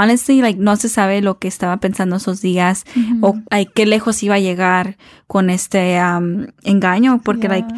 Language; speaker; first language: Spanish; early bilingual, heritage; Spanish